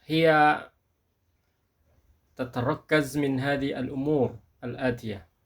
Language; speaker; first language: Arabic; non-native, fluent; Indonesian